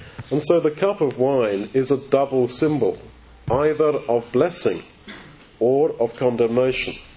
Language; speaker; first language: English; native; English